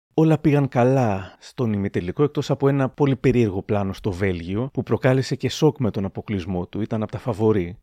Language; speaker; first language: Greek; native; Greek